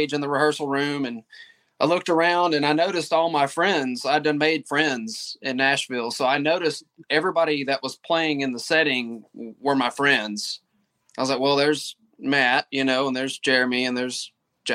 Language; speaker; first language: English; native; English